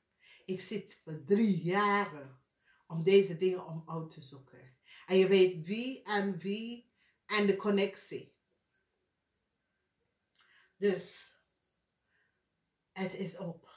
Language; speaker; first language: Dutch; non-native, fluent; English